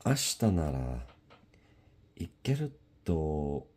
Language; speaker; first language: Japanese; non-native, learner; English